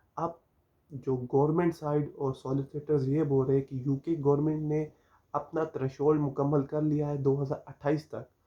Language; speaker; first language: Urdu; non-native, local second language; Punjabi